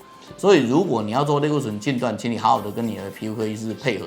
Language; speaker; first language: Chinese; native; Chinese